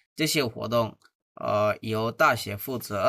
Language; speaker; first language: Chinese; non-native, fluent; Bangla